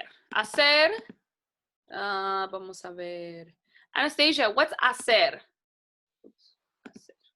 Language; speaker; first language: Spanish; non-native, fluent; English